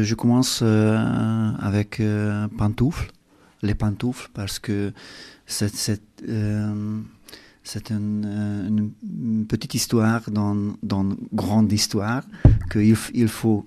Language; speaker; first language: French; non-native, learner; Hungarian